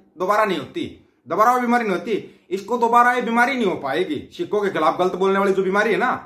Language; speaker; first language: Hindi; native; Hindi